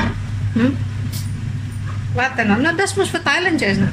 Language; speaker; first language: German; non-native, learner; Indonesian